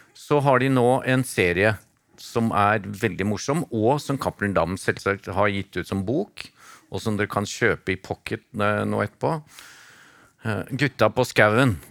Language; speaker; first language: Norwegian; native; Norwegian